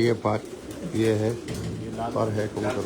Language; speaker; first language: Hindi; non-native, learner; Arabic